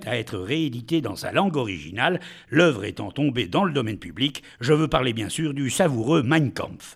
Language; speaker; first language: French; native; French